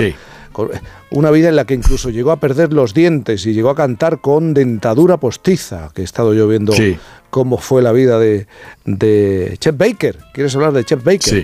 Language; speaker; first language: Spanish; native; Spanish